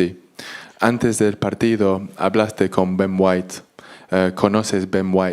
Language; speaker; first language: Spanish; non-native, learner; English